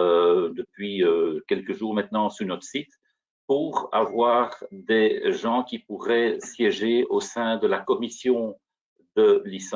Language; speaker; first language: French; native; French